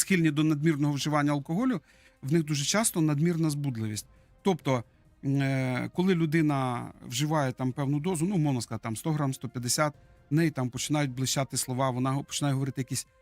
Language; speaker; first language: Ukrainian; native; Ukrainian